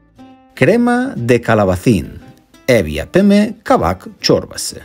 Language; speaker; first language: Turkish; non-native, learner; Spanish